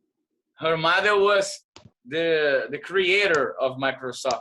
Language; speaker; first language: English; non-native, fluent; Portuguese